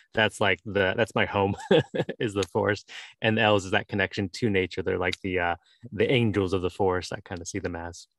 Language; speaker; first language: English; native; English